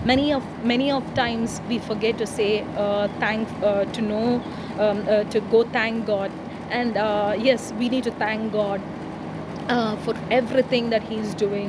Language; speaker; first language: English; non-native, local second language; Tamil